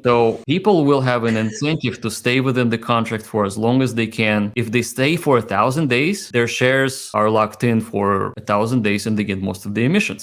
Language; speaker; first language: English; native; English